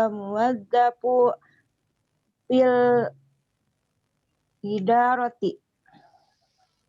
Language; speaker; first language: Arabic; non-native, learner; Indonesian